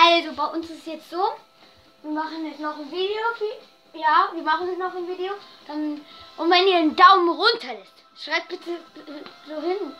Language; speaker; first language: German; native; German